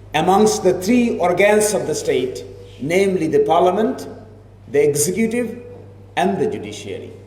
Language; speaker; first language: English; non-native, local second language; Bangla